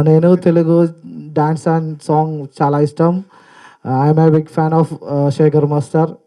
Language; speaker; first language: Telugu; non-native, learner; Malayalam